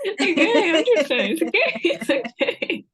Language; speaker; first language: English; non-native, learner; Spanish